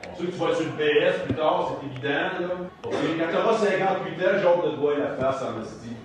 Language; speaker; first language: French; native; French